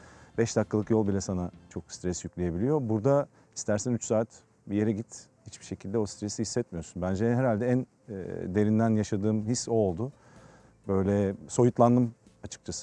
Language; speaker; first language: Turkish; native; Turkish